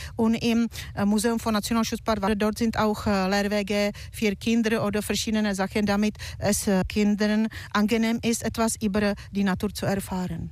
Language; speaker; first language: German; non-native, fluent; Czech